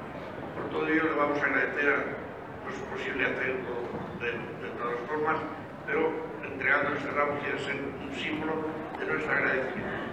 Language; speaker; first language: Spanish; native; Spanish